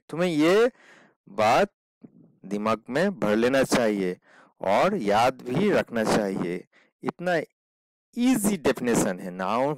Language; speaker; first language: Hindi; non-native, local second language; Bangla